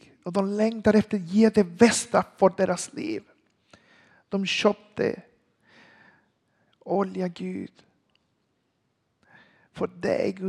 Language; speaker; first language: Swedish; non-native, learner; Spanish